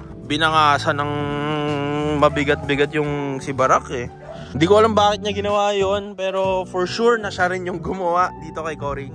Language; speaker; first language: Filipino; native; Filipino